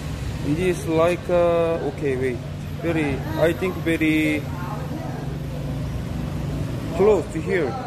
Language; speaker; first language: English; non-native, learner; Korean